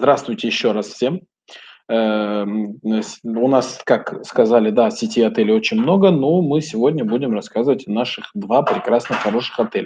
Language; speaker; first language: Russian; non-native, fluent; Turkish